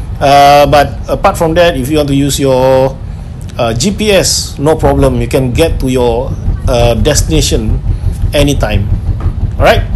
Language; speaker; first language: English; non-native, local second language; Malay